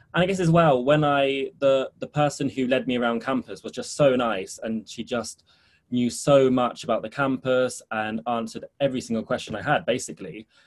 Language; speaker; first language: English; early bilingual, heritage; English